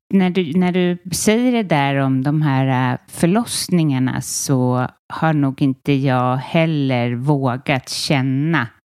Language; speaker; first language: Swedish; native; Swedish